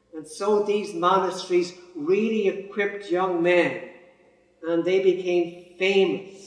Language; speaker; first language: English; native; English